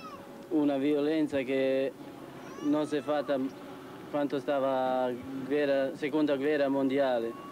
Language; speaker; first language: Italian; non-native, learner; Croatian